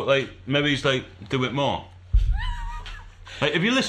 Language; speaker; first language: English; native; English